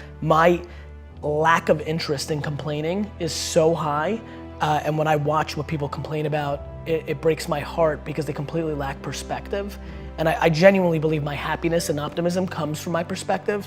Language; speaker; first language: English; early bilingual, other home language; Russian